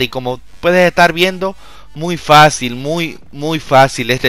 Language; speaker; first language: Spanish; native; Spanish